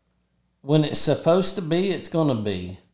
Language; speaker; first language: English; native; English